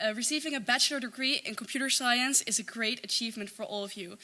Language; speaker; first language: English; non-native, fluent; Dutch